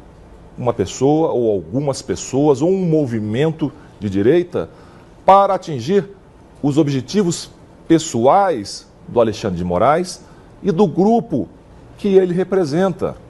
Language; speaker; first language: Portuguese; native; Portuguese